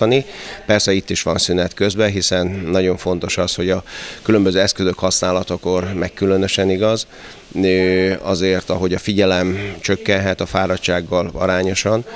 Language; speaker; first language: Hungarian; native; Hungarian